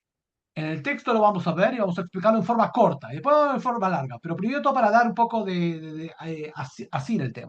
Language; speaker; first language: Spanish; native; Spanish